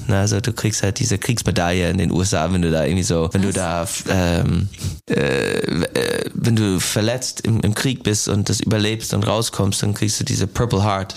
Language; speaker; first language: German; non-native, fluent; English